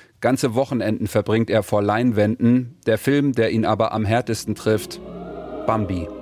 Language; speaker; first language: German; native; German